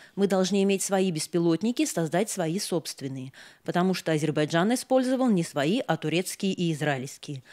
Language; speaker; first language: Russian; non-native, local second language; Armenian